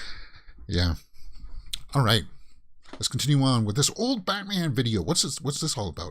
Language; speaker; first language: English; native; English